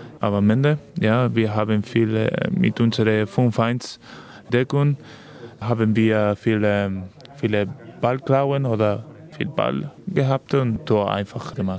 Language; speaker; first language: German; non-native, learner; Spanish